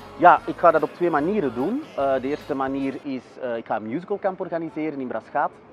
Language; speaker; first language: Dutch; native; Dutch